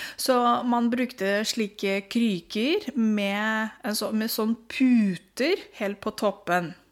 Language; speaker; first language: Norwegian; non-native, fluent; Romanian